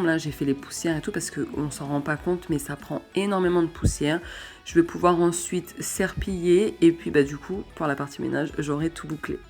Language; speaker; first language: French; native; French